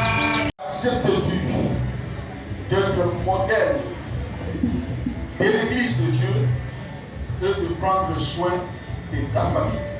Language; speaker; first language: French; non-native, local second language; Lingala